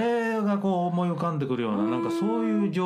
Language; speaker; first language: Japanese; native; Japanese